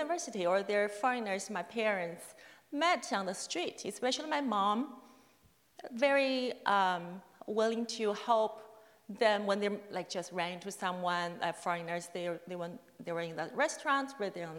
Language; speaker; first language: English; non-native, fluent; Chinese